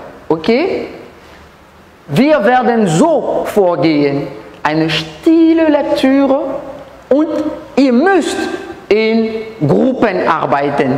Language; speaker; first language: German; non-native, learner; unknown